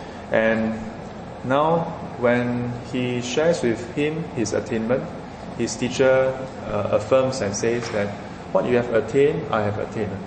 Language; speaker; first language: English; non-native, local second language; Chinese